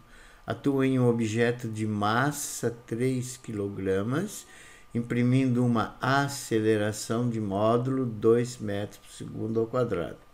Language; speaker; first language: Portuguese; native; Portuguese